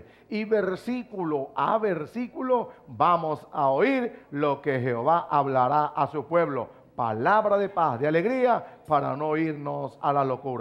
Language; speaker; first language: Spanish; native; Spanish